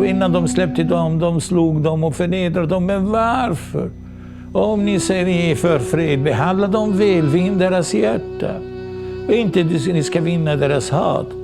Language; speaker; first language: Swedish; non-native, local second language; Arabic